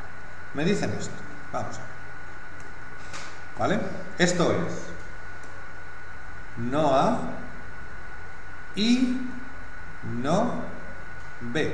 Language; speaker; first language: Spanish; native; Spanish